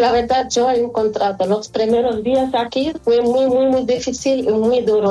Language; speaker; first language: Spanish; non-native, fluent; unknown